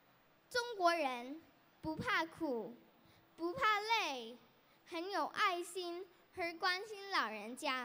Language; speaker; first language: Chinese; early bilingual, heritage; Chinese